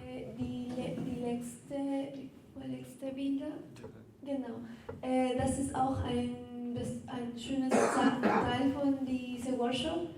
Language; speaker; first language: German; non-native, learner; Spanish